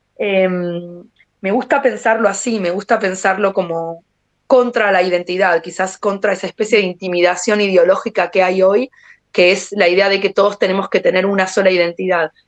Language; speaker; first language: Spanish; native; Spanish